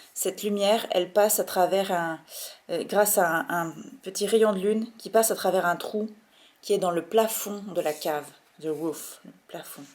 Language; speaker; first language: French; native; French